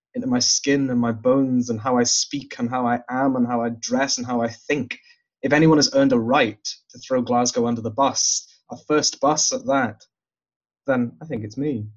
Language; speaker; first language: English; native; English